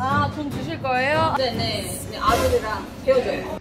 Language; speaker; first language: Korean; non-native, learner; Filipino